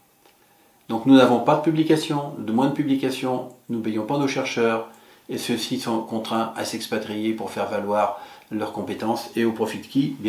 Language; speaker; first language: French; native; French